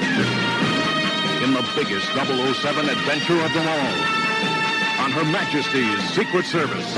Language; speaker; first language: English; native; English